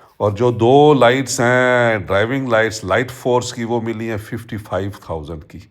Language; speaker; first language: Urdu; non-native, local second language; Punjabi